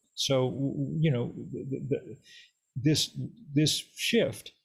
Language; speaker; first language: English; native; English